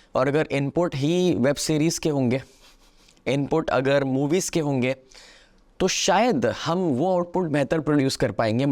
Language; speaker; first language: Hindi; non-native, local second language; Gujarati